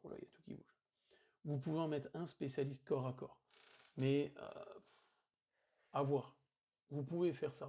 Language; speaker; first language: French; native; French